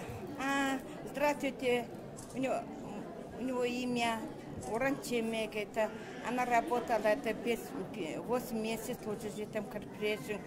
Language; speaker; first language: Russian; non-native, learner; Mongolian